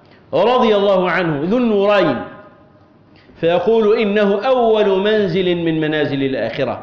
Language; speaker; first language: Arabic; native; Arabic